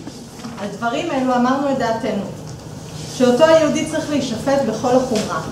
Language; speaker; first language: Hebrew; native; Hebrew